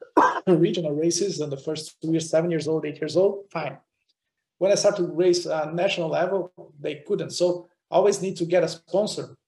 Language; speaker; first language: English; non-native, fluent; Portuguese